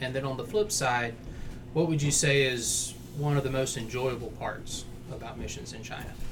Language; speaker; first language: English; native; English